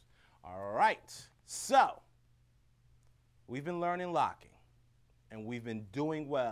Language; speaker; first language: English; native; English